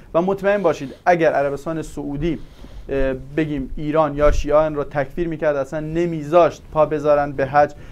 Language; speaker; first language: Persian; native; Persian